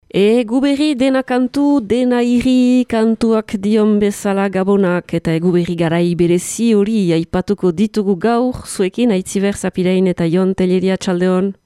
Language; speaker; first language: Basque; native; Basque